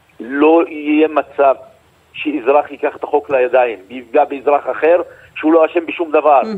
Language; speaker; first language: Hebrew; non-native, local second language; Arabic